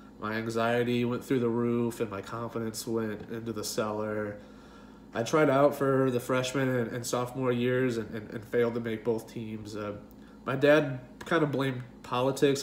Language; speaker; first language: English; native; English